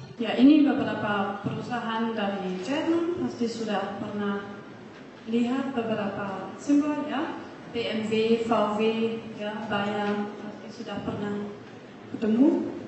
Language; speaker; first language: Indonesian; non-native, fluent; German